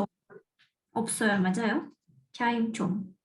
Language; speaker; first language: Korean; non-native, learner; Russian